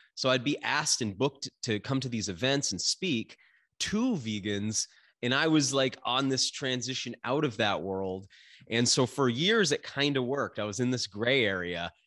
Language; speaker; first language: English; native; English